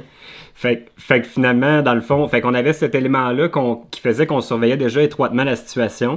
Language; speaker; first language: French; native; French